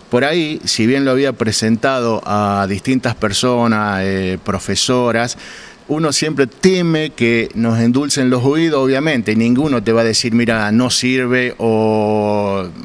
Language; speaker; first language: Spanish; native; Spanish